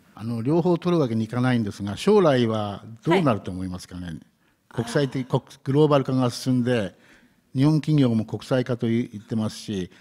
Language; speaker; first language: Japanese; native; Japanese